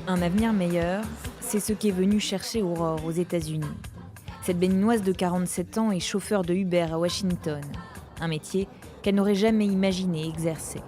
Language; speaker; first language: French; native; French